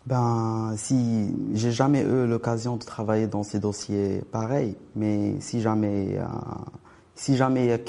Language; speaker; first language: French; non-native, local second language; Arabic